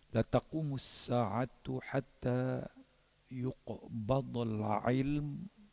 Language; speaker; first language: Malay; native; Malay